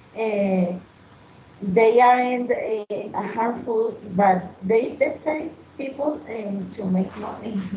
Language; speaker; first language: English; non-native, learner; Spanish